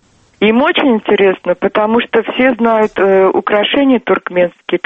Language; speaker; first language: Russian; non-native, local second language; Turkmen